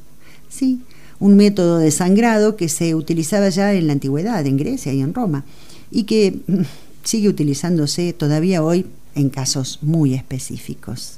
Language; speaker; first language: Spanish; native; Spanish